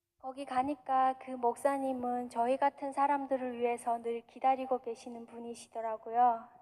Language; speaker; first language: Korean; native; Korean